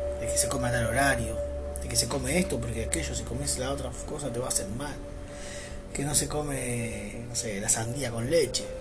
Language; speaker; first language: Spanish; native; Spanish